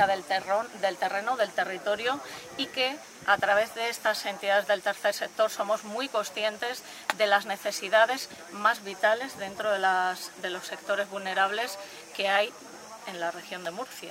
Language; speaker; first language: Spanish; native; Spanish